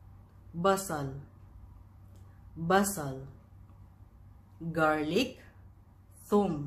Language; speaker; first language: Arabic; non-native, fluent; Filipino